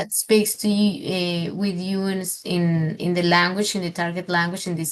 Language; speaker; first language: English; non-native, fluent; Spanish